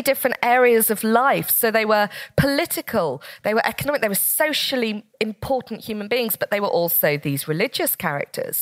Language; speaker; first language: English; native; English